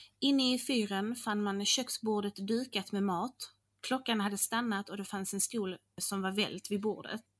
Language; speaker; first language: Swedish; native; Swedish